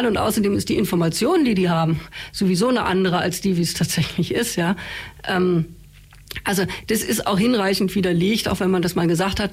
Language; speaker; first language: German; native; German